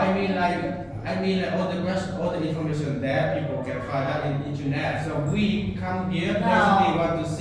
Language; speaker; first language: English; non-native, learner; Vietnamese